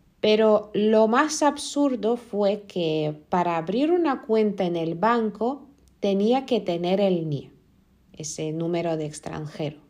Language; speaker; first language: Spanish; non-native, fluent; Lithuanian